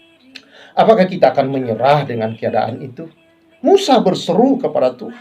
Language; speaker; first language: Indonesian; native; Indonesian